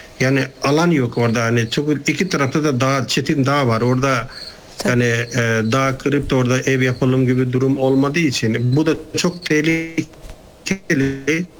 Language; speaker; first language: Turkish; non-native, fluent; Nepali